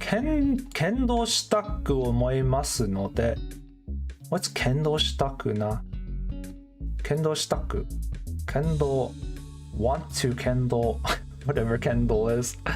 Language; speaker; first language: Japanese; non-native, learner; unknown